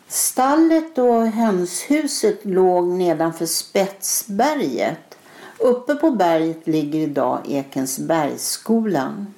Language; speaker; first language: Swedish; native; Swedish